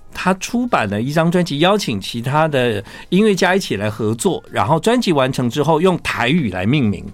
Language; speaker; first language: Chinese; native; Chinese